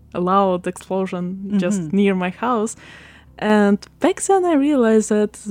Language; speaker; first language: English; non-native, fluent; Russian